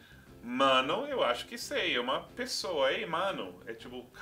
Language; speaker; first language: Portuguese; non-native, fluent; English